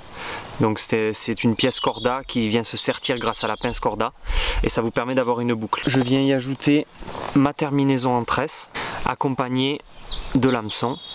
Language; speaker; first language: French; native; French